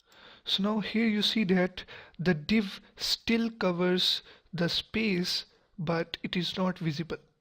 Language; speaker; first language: English; non-native, local second language; Urdu